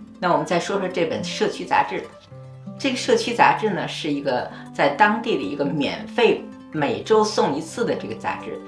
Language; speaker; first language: Chinese; native; Chinese